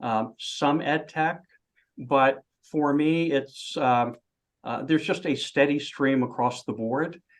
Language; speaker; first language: English; native; English